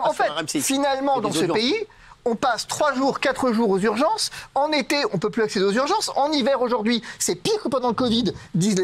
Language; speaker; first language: French; native; French